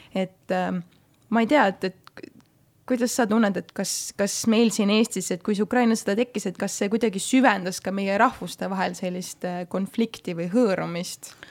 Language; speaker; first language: Estonian; native; Estonian